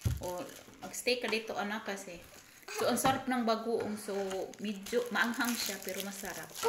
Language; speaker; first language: Filipino; non-native, local second language; Cebuano